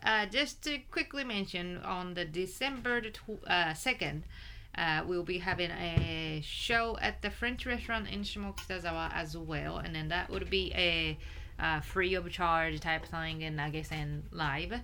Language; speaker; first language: English; non-native, fluent; Japanese